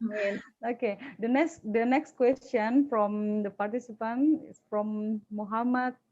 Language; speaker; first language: English; non-native, fluent; Indonesian